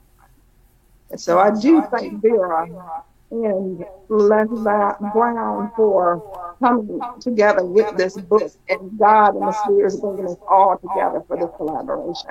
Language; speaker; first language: English; native; English